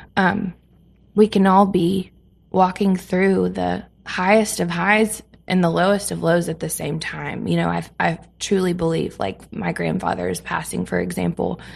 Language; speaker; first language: English; native; English